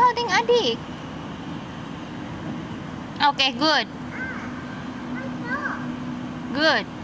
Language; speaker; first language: English; non-native, learner; Indonesian